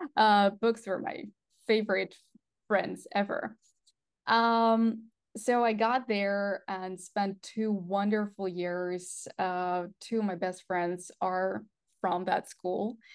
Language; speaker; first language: English; non-native, fluent; Russian